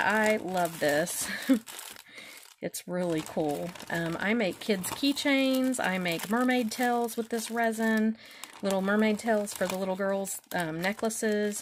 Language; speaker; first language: English; native; English